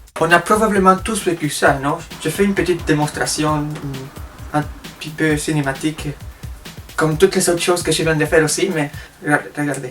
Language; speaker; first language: French; native; French